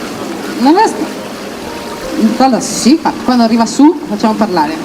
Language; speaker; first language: Italian; native; Italian